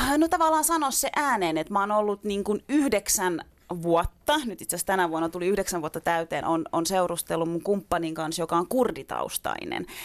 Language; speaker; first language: Finnish; early bilingual, other home language; Turkish